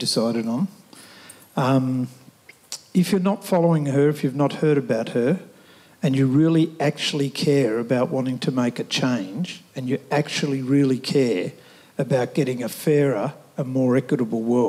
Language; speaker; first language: English; native; English